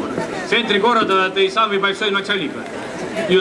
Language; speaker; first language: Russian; non-native, local second language; Estonian